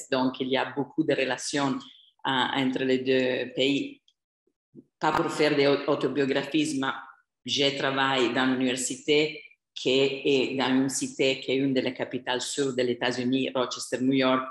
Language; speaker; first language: French; non-native, fluent; English